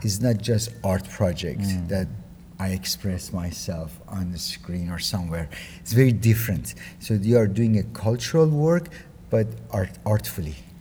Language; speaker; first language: English; non-native, fluent; Persian